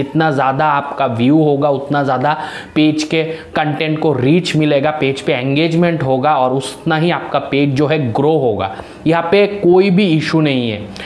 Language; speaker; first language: Hindi; non-native, local second language; Bangla